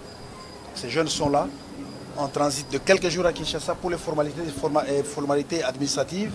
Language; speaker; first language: French; non-native, local second language; Lingala